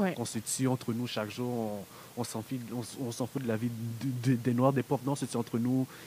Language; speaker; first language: French; early bilingual, other home language; Haitian Creole